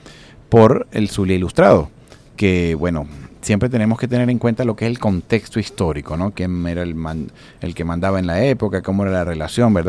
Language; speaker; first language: Spanish; native; Spanish